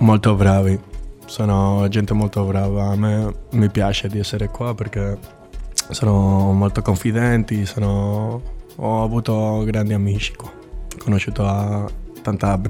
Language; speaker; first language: Italian; non-native, learner; Spanish